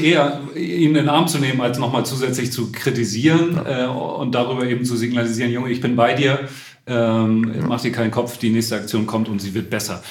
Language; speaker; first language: German; native; German